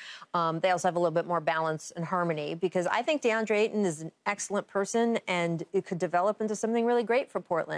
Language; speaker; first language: English; native; English